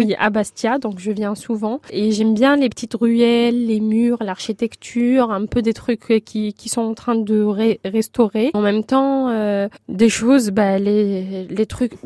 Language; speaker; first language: French; non-native, local second language; Arabic